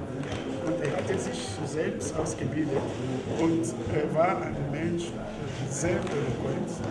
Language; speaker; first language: German; non-native, fluent; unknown